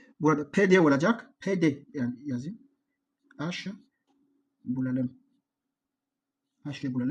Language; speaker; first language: Turkish; non-native, learner; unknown